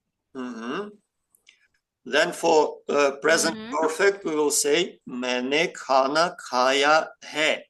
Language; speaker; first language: Hindi; non-native, fluent; Ukrainian